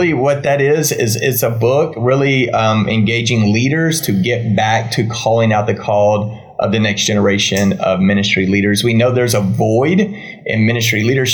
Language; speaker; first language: English; native; English